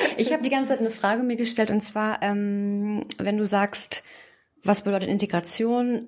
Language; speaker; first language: German; native; German